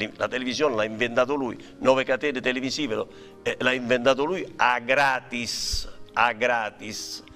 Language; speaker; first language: Italian; native; Italian